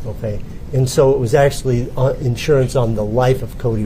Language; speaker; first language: English; native; English